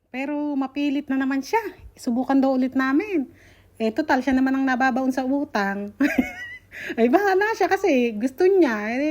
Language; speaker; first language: Filipino; native; Filipino